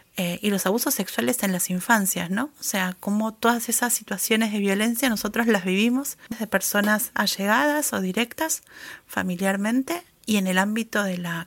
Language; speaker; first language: Spanish; native; Spanish